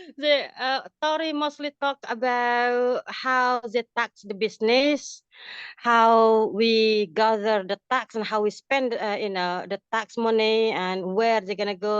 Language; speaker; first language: English; non-native, fluent; Indonesian